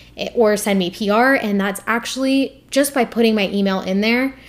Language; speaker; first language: English; early bilingual, other home language; Hindi